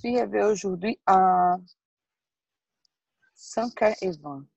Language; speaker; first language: French; non-native, learner; Portuguese